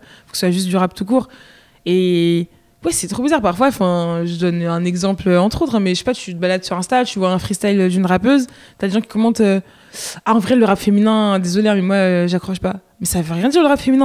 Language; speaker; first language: French; native; French